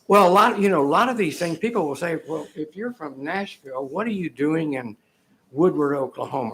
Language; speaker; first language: English; native; English